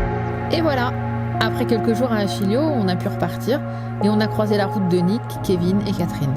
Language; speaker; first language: French; native; French